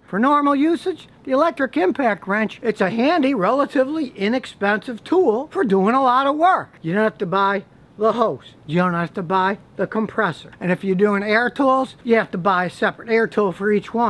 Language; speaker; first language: English; native; English